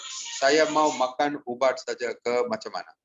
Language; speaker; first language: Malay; non-native, local second language; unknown